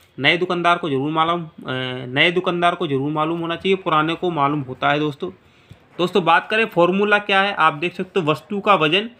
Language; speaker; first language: Hindi; native; Hindi